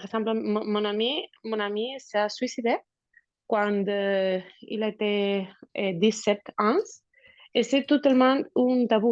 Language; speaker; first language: French; non-native, learner; Spanish